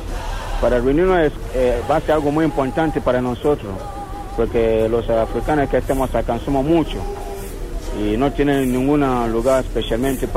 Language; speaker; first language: Spanish; non-native, learner; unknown